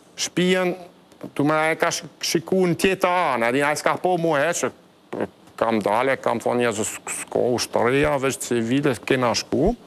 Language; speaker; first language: Albanian; non-native, fluent; German